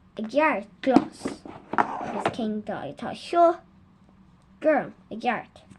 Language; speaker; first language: Irish; non-native, learner; English